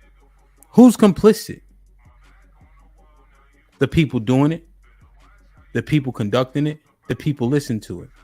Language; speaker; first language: English; native; English